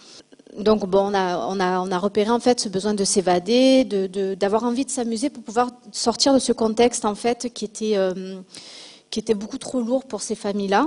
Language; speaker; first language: French; native; French